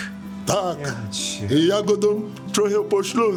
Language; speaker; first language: Polish; non-native, learner; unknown